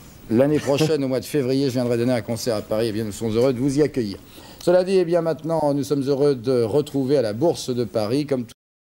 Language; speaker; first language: French; native; French